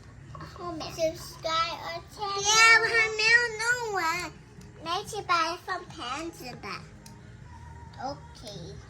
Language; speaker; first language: Chinese; early bilingual, heritage; Chinese